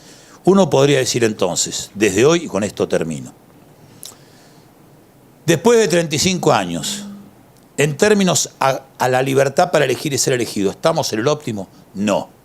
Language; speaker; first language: Spanish; native; Spanish